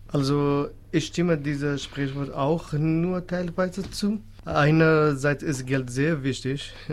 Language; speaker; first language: German; non-native, fluent; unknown